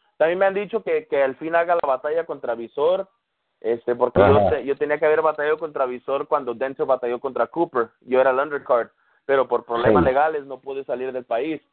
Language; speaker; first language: Spanish; early bilingual, heritage; Spanish